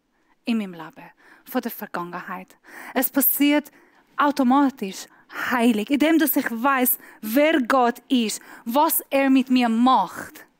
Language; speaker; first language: German; non-native, fluent; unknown